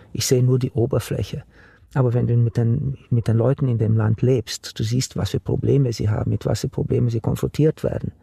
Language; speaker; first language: German; non-native, fluent; Romanian